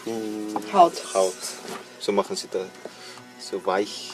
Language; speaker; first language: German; non-native, learner; Mongolian